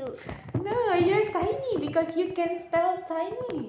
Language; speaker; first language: English; non-native, learner; Indonesian